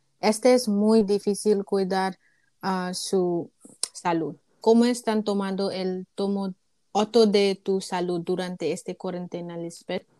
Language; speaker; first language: Spanish; non-native, learner; English